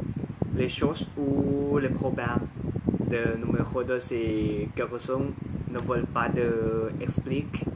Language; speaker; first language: French; non-native, learner; Thai